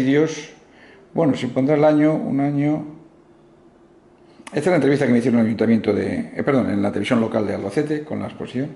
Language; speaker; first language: Spanish; native; Spanish